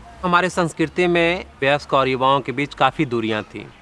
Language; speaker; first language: Hindi; native; Hindi